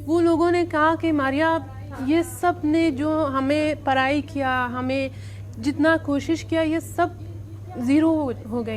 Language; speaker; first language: Hindi; non-native, learner; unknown